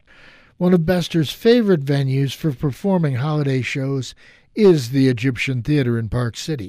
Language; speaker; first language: English; native; English